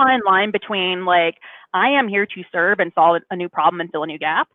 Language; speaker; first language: English; native; English